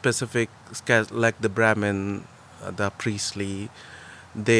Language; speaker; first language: English; non-native, local second language; Telugu